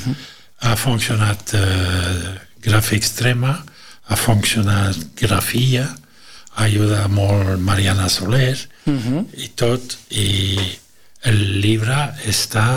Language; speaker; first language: Catalan; non-native, learner; French